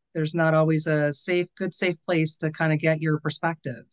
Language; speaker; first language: English; native; English